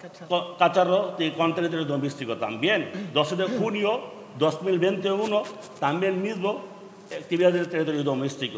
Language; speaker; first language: Spanish; non-native, learner; Bangla